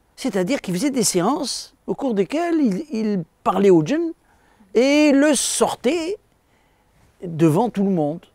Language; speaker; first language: French; non-native, local second language; Arabic